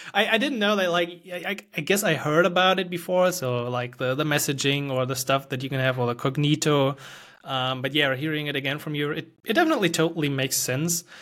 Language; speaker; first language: English; non-native, fluent; German